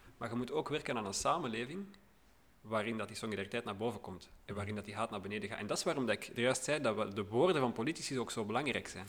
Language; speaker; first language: Dutch; native; Dutch